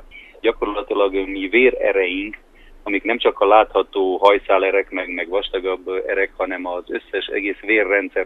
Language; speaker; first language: Hungarian; native; Hungarian